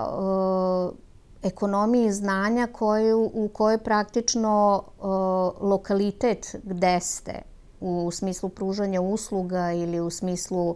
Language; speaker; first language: Serbian; native; Serbian